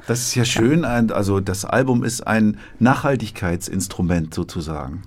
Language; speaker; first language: German; native; German